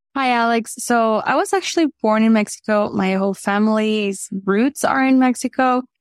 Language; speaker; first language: English; early bilingual, other home language; Spanish